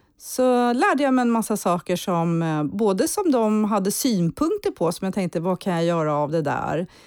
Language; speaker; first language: Swedish; early bilingual, heritage; Swedish